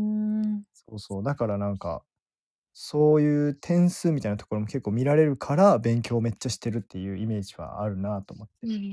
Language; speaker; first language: Japanese; native; Japanese